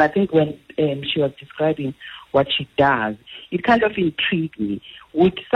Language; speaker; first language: English; non-native, local second language; Zulu